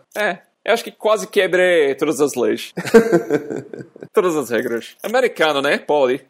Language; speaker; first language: Portuguese; non-native, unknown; English